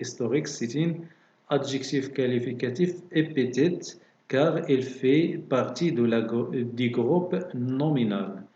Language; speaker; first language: French; non-native, local second language; Arabic